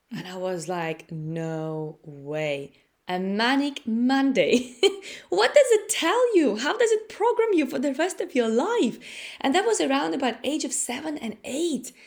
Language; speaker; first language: English; non-native, fluent; Latvian